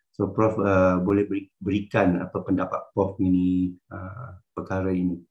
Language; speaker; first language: Malay; non-native, local second language; Chinese